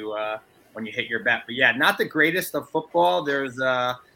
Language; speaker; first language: English; native; English